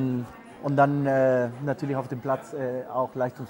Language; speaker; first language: German; non-native, fluent; Spanish